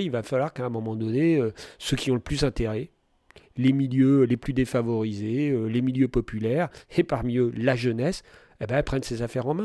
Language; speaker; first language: French; native; French